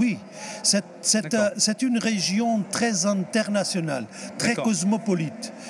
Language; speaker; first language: French; non-native, fluent; Portuguese